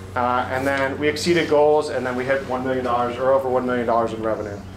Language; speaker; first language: English; native; English